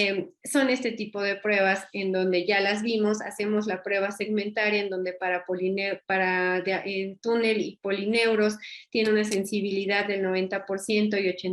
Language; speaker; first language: Spanish; native; Spanish